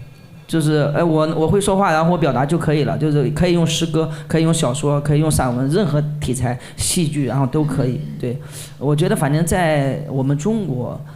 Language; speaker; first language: Chinese; native; Chinese